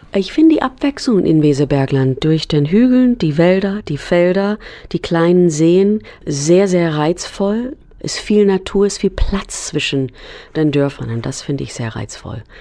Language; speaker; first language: German; non-native, fluent; English